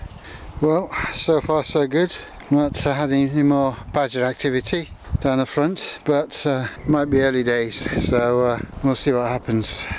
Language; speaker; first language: English; native; English